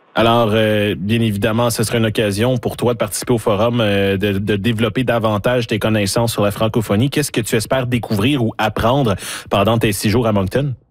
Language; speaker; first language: French; native; French